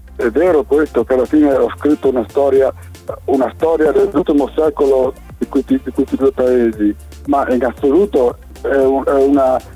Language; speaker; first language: Italian; native; Italian